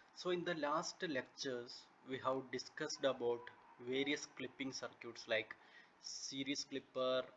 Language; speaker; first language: English; non-native, local second language; Malayalam